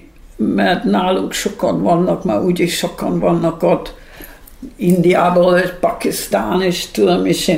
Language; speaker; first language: Hungarian; early bilingual, heritage; Hungarian